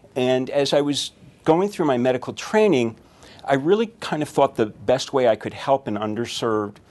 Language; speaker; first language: English; native; English